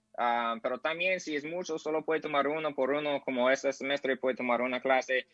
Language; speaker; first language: Spanish; non-native, learner; English